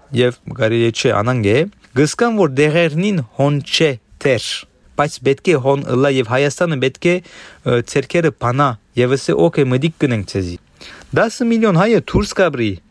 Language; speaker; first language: Armenian; early bilingual, heritage; Armenian